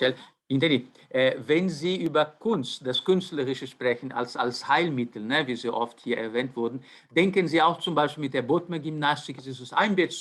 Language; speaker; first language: German; non-native, fluent; Portuguese